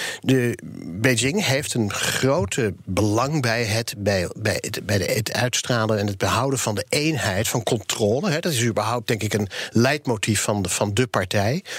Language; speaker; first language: Dutch; native; Dutch